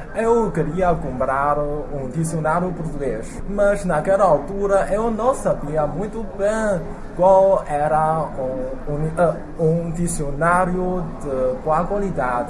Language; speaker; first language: Portuguese; non-native, learner; Chinese